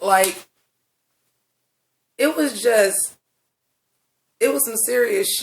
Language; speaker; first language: English; native; English